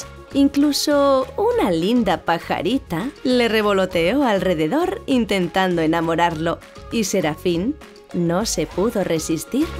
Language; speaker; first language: Spanish; native; Spanish